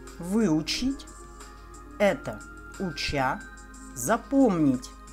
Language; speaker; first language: Russian; native; Russian